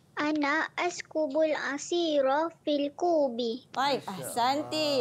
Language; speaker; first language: Arabic; non-native, learner; Malay